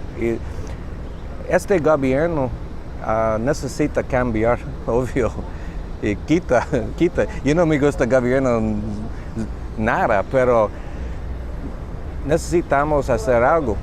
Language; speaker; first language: Spanish; non-native, learner; English